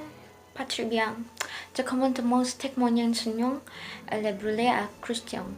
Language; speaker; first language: French; non-native, learner; Indonesian